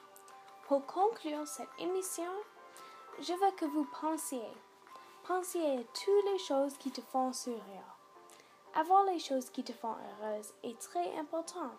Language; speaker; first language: French; non-native, local second language; English